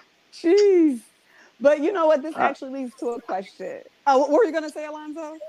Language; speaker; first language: English; native; English